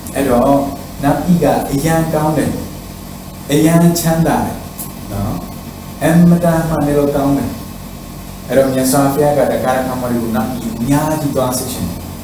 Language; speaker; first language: Burmese; non-native, fluent; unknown